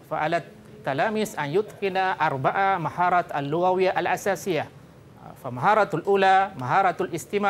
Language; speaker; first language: Arabic; non-native, fluent; Malay